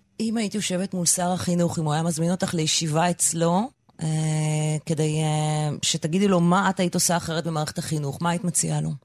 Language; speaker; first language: Hebrew; native; Hebrew